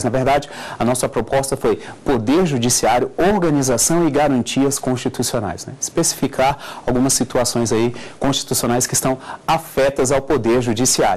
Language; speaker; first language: Portuguese; native; Portuguese